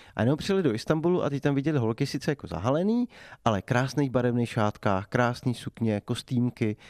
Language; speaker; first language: Czech; native; Czech